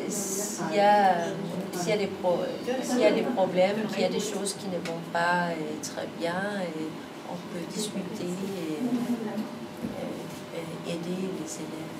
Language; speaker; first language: French; non-native, fluent; Danish